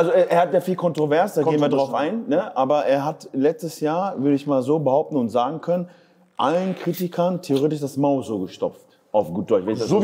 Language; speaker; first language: German; native; German